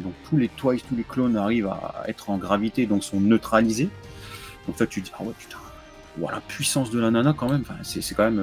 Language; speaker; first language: French; native; French